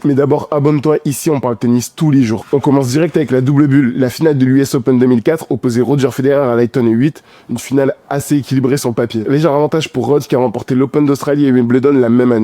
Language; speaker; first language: French; native; French